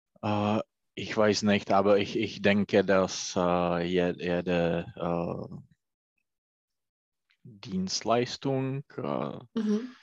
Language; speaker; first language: German; non-native, learner; Czech